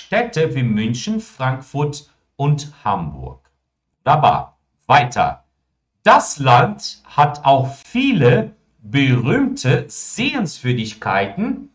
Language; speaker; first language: German; non-native, fluent; Portuguese